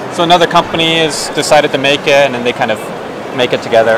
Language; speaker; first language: English; native; English